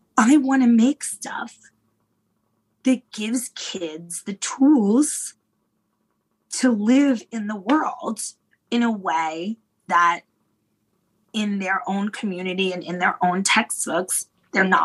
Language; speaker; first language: English; native; English